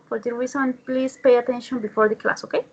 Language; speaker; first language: English; non-native, learner; Spanish